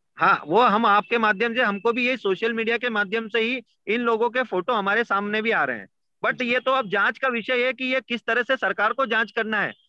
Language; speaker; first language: Hindi; native; Hindi